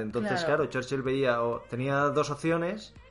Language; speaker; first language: Spanish; native; Spanish